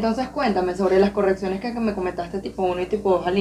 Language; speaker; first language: Spanish; native; Spanish